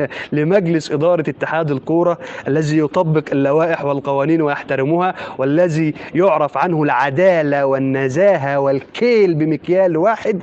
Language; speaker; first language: Arabic; native; Arabic